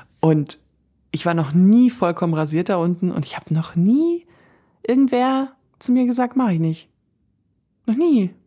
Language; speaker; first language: German; native; German